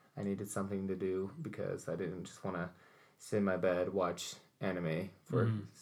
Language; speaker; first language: English; native; English